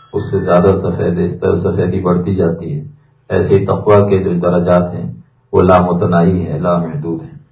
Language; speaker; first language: Urdu; native; Urdu